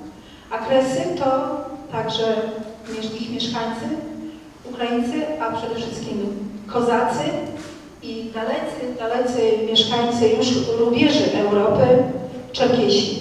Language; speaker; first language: Polish; native; Polish